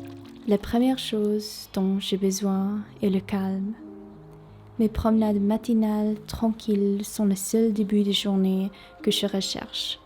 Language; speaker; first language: French; non-native, learner; English